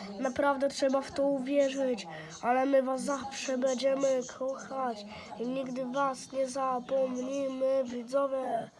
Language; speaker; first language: Polish; non-native, learner; English